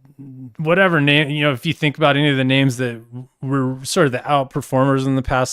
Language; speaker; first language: English; native; English